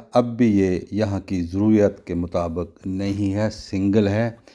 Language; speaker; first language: Urdu; non-native, local second language; Punjabi